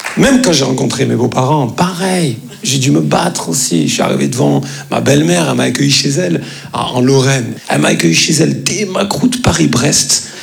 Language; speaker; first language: French; native; French